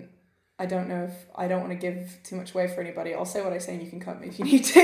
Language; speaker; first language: English; native; English